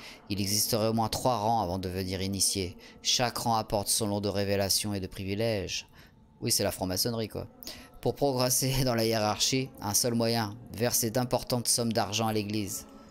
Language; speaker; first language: French; native; French